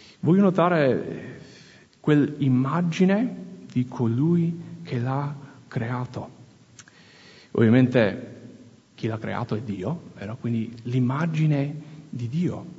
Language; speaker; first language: Italian; non-native, fluent; English